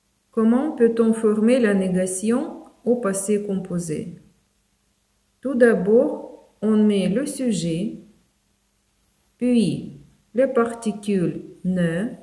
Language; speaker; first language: French; non-native, fluent; Ukrainian